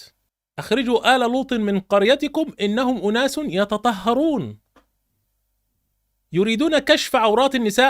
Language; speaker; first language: Arabic; native; Arabic